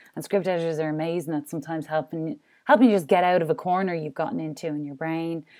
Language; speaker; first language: English; native; English